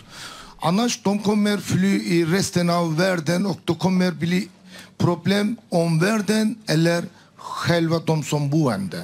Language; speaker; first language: Swedish; non-native, learner; Turkish